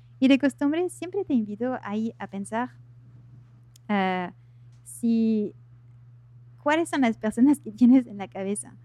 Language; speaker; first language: Spanish; non-native, fluent; French